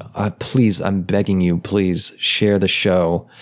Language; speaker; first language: English; native; English